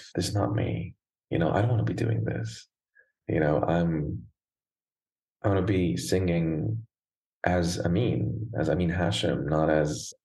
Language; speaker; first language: English; native; English